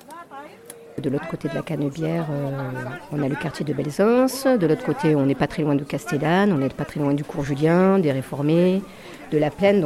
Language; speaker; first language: French; native; French